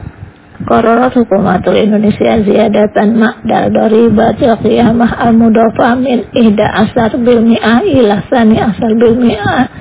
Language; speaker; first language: Arabic; non-native, fluent; Indonesian